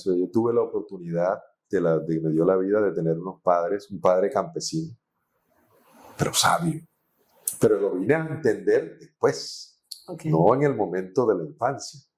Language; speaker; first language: Spanish; native; Spanish